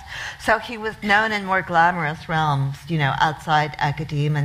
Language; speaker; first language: English; native; English